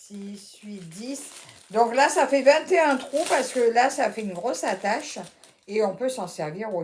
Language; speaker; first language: French; native; French